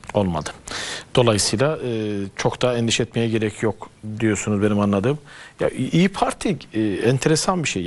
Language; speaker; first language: Turkish; native; Turkish